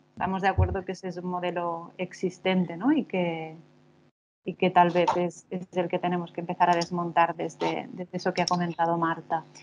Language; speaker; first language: Spanish; non-native, local second language; Catalan